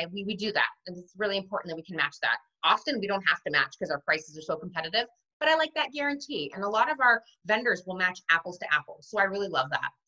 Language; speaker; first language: English; native; English